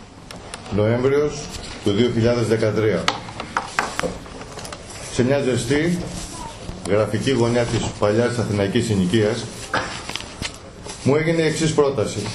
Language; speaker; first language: Greek; native; Greek